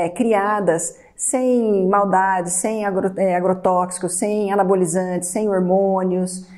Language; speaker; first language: Portuguese; native; Portuguese